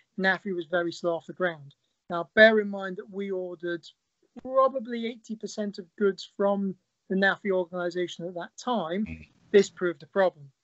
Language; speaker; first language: English; native; English